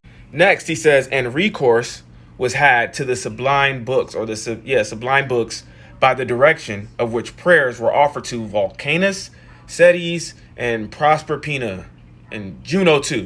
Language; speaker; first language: English; native; English